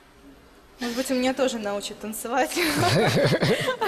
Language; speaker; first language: Russian; native; Russian